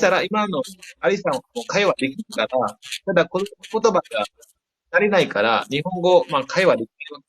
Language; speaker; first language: Japanese; non-native, fluent; Indonesian